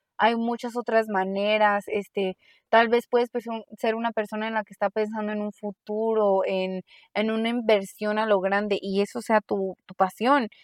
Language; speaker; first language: Spanish; early bilingual, heritage; Spanish